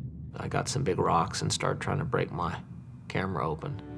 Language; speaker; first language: English; native; English